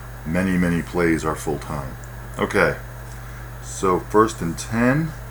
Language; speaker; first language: English; native; English